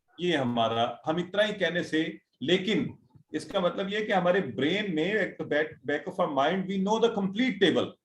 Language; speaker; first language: Urdu; native; Urdu